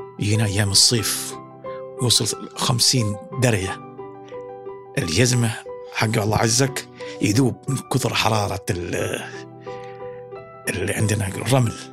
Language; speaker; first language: Arabic; early bilingual, other home language; Indonesian